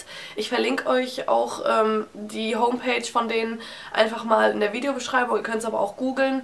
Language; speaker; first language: German; native; German